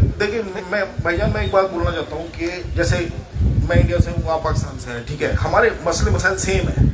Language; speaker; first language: Hindi; native; Hindi